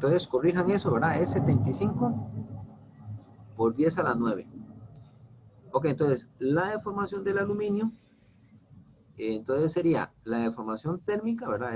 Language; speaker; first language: Spanish; native; Spanish